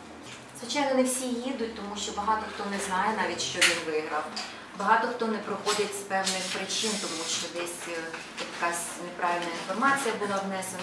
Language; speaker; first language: Ukrainian; native; Ukrainian